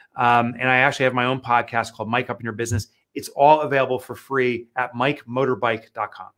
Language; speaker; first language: English; native; English